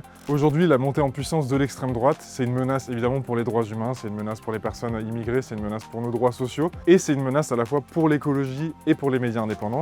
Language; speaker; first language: French; native; French